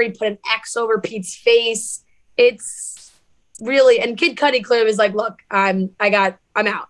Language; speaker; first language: English; native; English